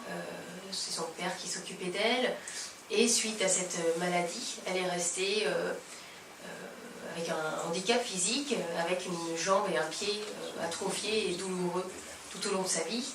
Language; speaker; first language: French; native; French